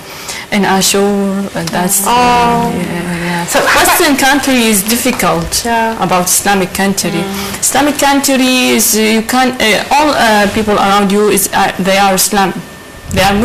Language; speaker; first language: English; non-native, learner; Arabic